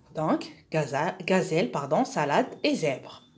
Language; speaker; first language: French; non-native, local second language; Arabic